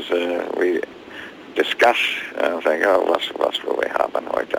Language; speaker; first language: German; non-native, learner; English